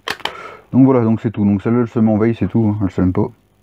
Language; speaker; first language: French; native; French